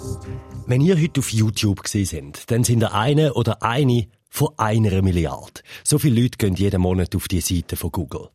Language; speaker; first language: German; native; German